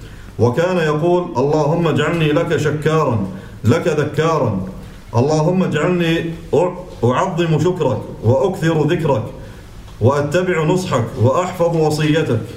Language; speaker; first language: Arabic; native; Arabic